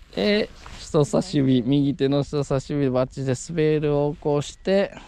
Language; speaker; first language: Japanese; native; Japanese